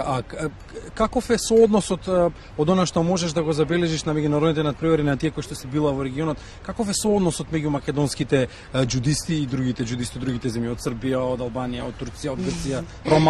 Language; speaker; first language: Macedonian; native; Macedonian